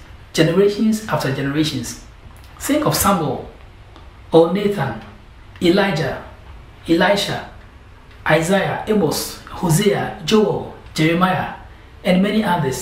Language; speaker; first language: English; non-native, local second language; Akan